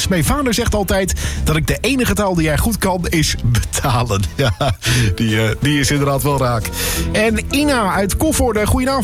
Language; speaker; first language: Dutch; native; Dutch